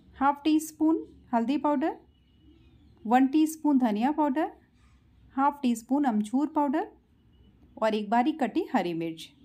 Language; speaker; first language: Hindi; native; Hindi